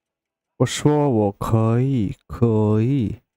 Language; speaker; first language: Chinese; non-native, learner; Russian